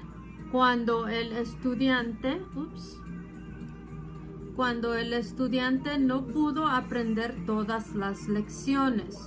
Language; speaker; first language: Spanish; non-native, fluent; English